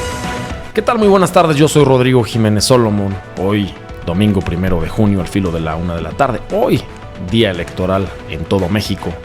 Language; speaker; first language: Spanish; native; Spanish